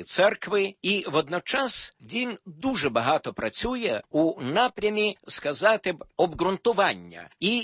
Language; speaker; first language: Ukrainian; native; Ukrainian